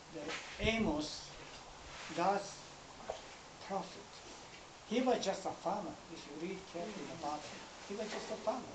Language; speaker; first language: English; non-native, fluent; Japanese